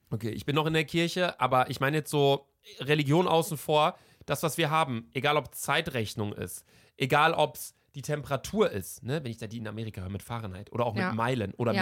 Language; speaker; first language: German; native; German